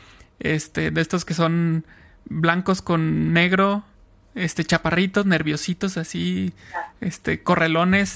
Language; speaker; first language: Spanish; native; Spanish